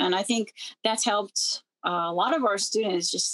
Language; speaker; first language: English; native; English